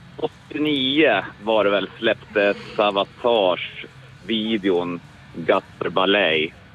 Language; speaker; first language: Swedish; native; Swedish